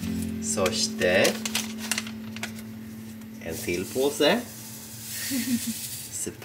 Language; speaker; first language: Swedish; non-native, fluent; Japanese